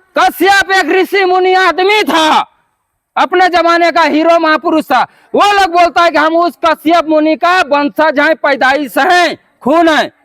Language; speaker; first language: Hindi; non-native, local second language; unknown